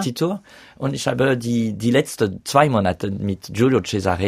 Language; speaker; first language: German; non-native, learner; French